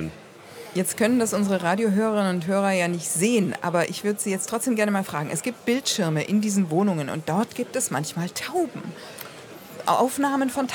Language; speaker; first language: German; native; German